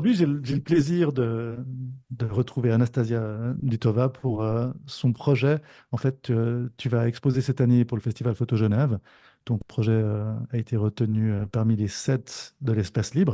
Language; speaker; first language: French; native; French